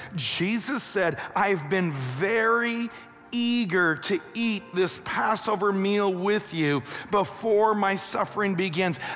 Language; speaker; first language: English; native; English